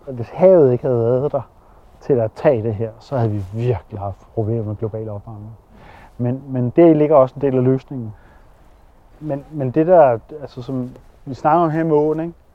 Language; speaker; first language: Danish; native; Danish